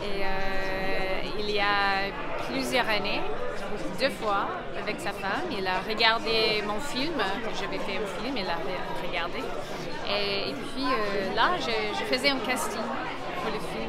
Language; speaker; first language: French; non-native, fluent; English